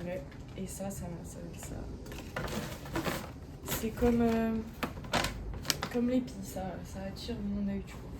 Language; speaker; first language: French; native; French